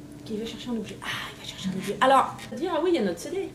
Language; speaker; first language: French; native; French